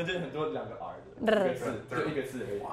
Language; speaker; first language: Chinese; non-native, learner; Spanish